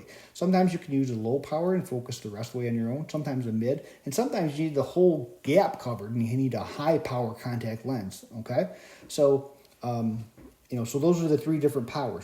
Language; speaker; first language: English; native; English